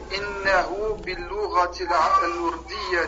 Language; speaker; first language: Arabic; non-native, learner; French